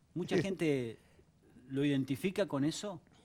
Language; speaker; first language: Spanish; native; Spanish